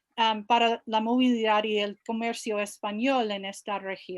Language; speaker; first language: Spanish; non-native, fluent; English